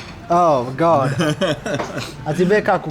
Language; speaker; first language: Russian; non-native, learner; Italian